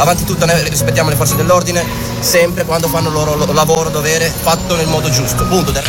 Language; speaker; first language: Italian; non-native, fluent; Arabic